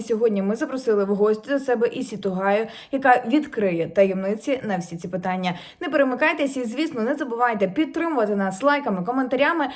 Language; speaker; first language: Ukrainian; native; Ukrainian